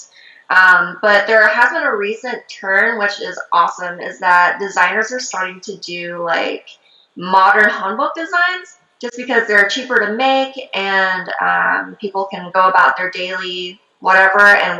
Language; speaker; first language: English; early bilingual, other home language; Korean